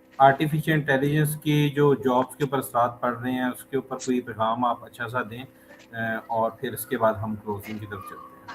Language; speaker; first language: Urdu; native; Urdu